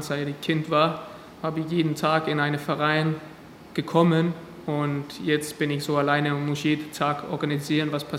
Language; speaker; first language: German; non-native, fluent; Danish